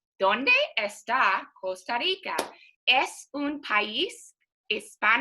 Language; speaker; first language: Spanish; non-native, fluent; English